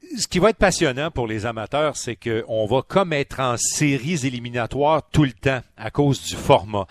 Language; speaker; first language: French; native; French